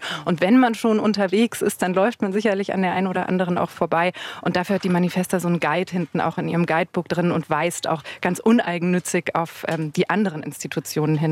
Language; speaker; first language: German; native; German